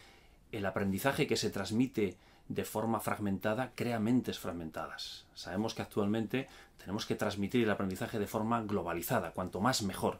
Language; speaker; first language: Spanish; native; Spanish